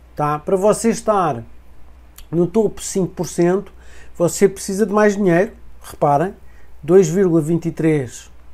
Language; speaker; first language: Portuguese; native; Portuguese